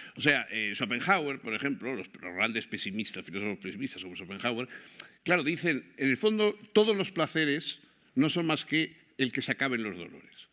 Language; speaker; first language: Spanish; native; Spanish